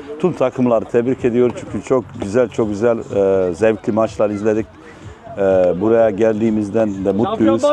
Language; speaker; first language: Turkish; non-native, fluent; Bosnian